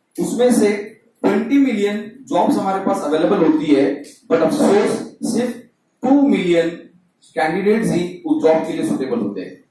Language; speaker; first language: Hindi; non-native, local second language; Urdu